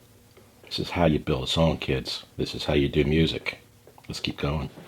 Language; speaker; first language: English; native; English